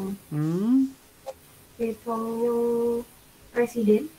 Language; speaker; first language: Korean; non-native, learner; Indonesian